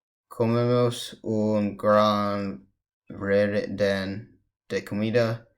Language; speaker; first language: Spanish; non-native, learner; English